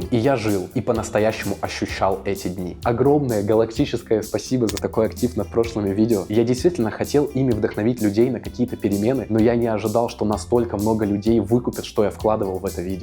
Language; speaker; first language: Russian; native; Russian